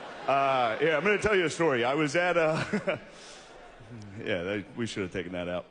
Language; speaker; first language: English; native; English